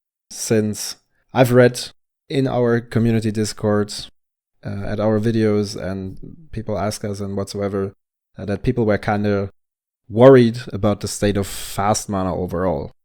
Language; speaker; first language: English; non-native, fluent; German